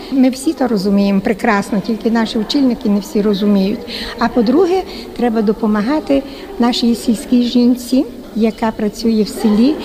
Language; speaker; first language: Ukrainian; native; Ukrainian